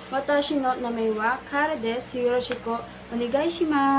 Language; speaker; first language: Japanese; non-native, learner; Filipino